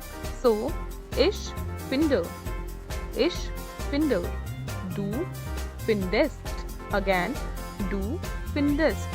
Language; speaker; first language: German; non-native, learner; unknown